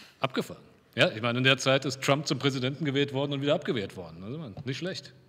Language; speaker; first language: German; native; German